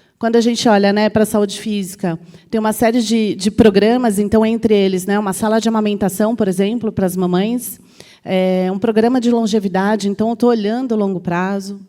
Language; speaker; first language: Portuguese; native; Portuguese